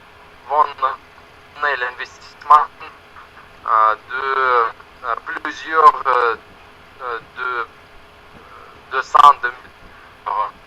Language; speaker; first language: French; non-native, learner; Russian